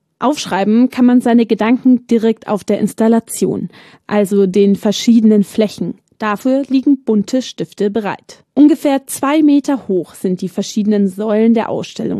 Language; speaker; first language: German; native; German